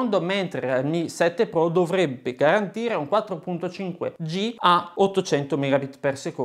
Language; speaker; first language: Italian; native; Italian